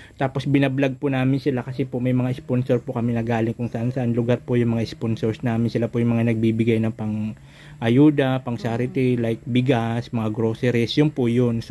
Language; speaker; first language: Filipino; native; Filipino